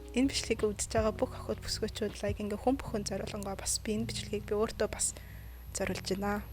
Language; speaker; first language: Mongolian; early bilingual, heritage; Mongolian